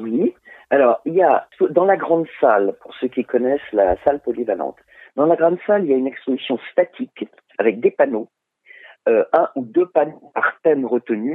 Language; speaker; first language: French; native; French